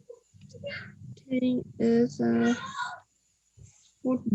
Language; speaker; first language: English; non-native, learner; Vietnamese